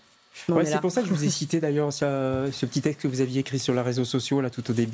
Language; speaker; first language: French; native; French